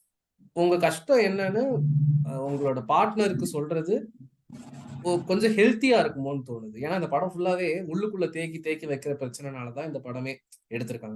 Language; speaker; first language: Tamil; native; Tamil